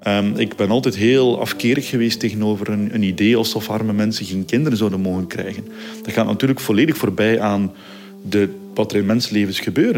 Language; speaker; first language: Dutch; native; Dutch